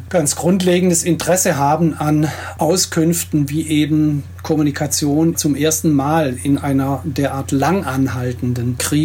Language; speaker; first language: German; native; German